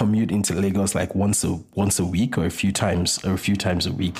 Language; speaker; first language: English; non-native, local second language; Yoruba